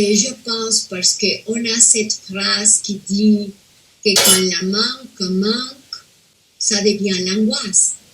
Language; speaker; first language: French; non-native, fluent; Spanish